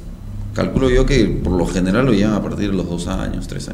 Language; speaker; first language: Spanish; native; Spanish